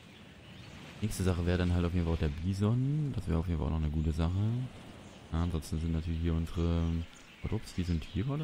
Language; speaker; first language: German; native; German